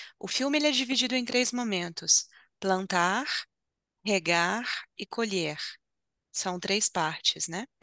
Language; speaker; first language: Portuguese; native; Portuguese